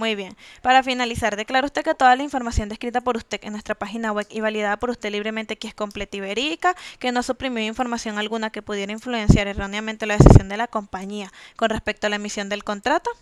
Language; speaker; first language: Spanish; native; Spanish